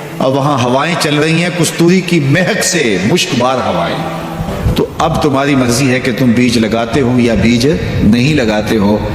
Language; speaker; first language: Urdu; non-native, local second language; Punjabi